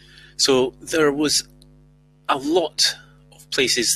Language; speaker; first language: English; native; English